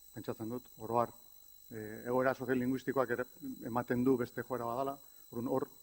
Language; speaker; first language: Basque; native; Basque